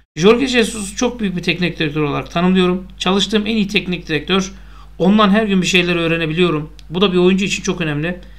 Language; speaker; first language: Turkish; native; Turkish